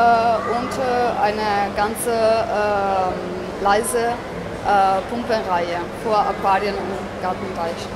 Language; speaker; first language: German; non-native, fluent; Italian